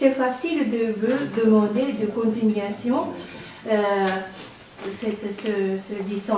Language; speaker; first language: French; non-native, learner; Japanese